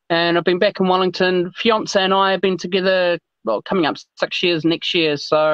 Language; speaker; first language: English; native; English